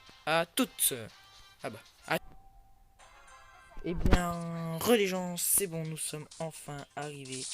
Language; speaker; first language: French; native; French